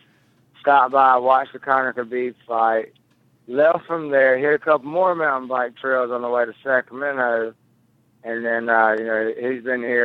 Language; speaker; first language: English; native; English